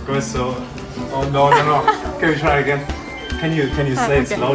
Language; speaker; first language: English; non-native, fluent; German